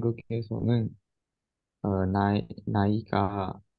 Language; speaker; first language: Korean; non-native, learner; Japanese